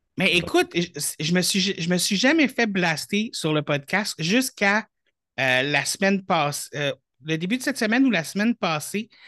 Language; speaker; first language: French; native; French